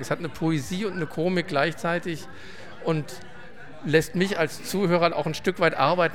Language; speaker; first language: German; native; German